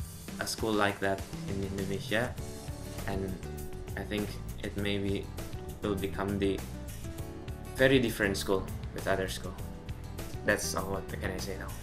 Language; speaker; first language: English; non-native, local second language; Indonesian